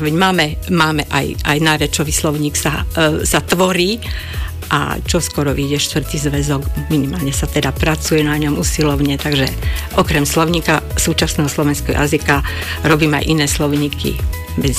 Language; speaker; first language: Slovak; native; Slovak